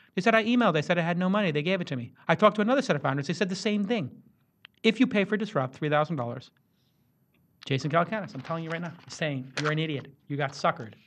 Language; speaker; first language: English; native; English